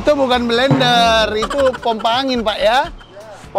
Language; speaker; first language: Indonesian; native; Indonesian